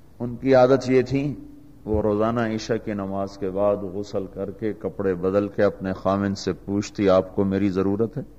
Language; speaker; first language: Urdu; non-native, local second language; Punjabi